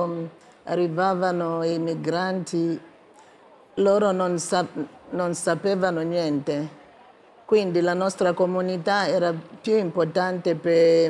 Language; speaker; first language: Italian; non-native, fluent; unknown